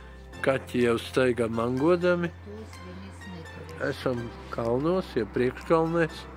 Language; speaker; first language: Latvian; native; Latvian